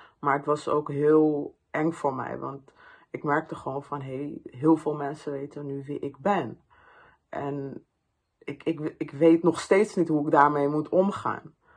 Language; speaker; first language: Dutch; early bilingual, other home language; Persian